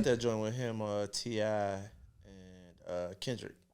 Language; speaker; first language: English; native; English